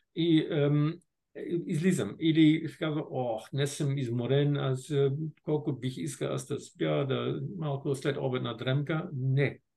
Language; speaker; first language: Bulgarian; non-native, fluent; German